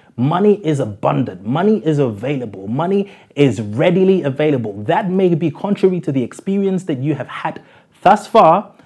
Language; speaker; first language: English; native; English